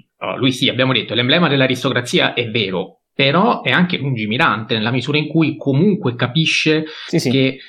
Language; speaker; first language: Italian; native; Italian